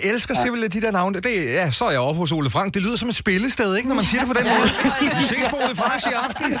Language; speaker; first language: Danish; native; Danish